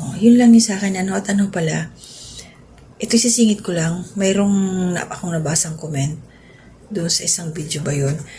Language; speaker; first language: Filipino; non-native, local second language; Cebuano